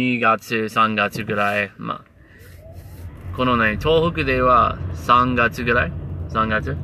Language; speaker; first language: Japanese; non-native, learner; English